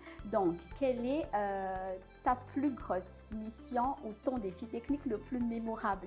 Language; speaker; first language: French; non-native, local second language; Malagasy